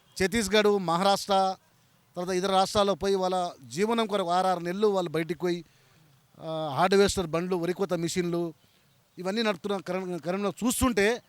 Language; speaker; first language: Telugu; non-native, local second language; Lambadi